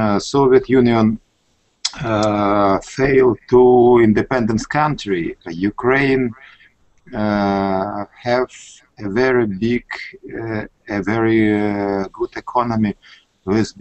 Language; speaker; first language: English; non-native, learner; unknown